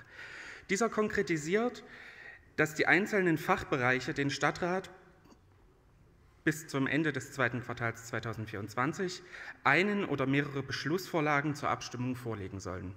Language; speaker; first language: German; native; German